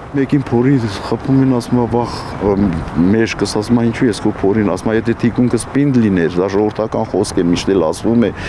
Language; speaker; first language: Armenian; non-native, local second language; Kurdish